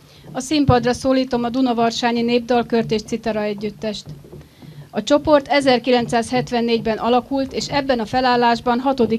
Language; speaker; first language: Hungarian; native; Hungarian